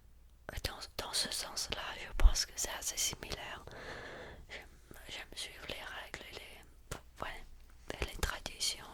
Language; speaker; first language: French; early bilingual, heritage; French